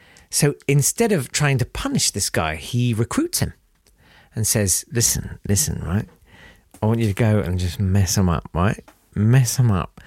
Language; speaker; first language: English; native; English